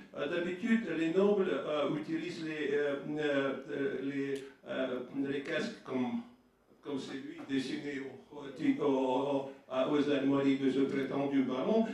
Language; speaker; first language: French; non-native, learner; Russian